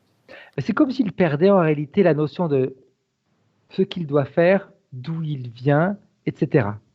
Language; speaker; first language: French; native; French